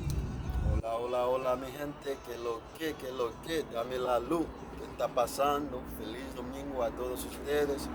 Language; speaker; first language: Spanish; non-native, fluent; Haitian Creole